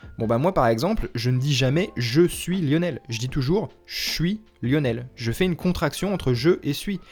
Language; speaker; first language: French; native; French